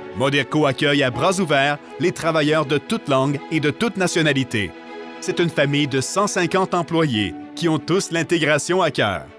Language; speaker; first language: French; native; French